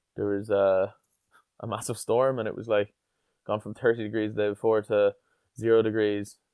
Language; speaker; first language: English; native; English